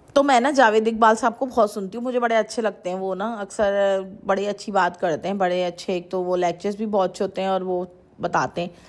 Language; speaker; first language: Urdu; native; Urdu